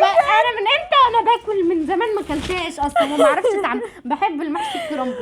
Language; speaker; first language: Egyptian Arabic; native; Egyptian Arabic